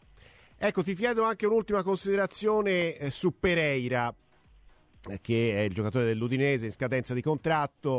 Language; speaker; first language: Italian; native; Italian